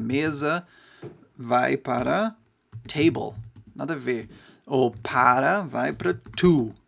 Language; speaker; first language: Portuguese; non-native, fluent; English